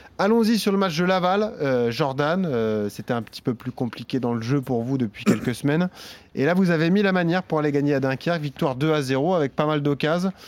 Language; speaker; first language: French; native; French